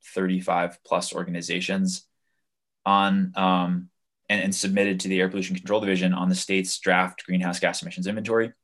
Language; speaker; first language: English; native; English